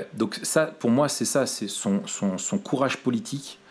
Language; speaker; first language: French; native; French